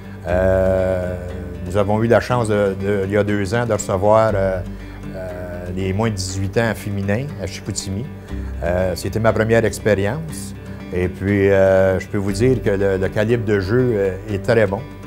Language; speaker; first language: French; native; French